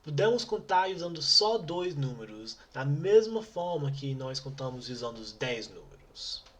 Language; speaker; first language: Portuguese; non-native, fluent; English